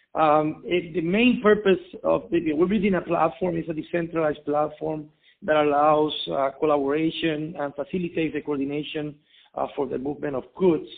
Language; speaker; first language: English; non-native, fluent; Spanish